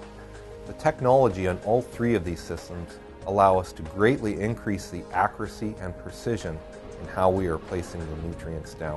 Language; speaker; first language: English; native; English